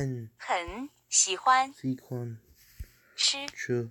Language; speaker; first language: Chinese; non-native, learner; English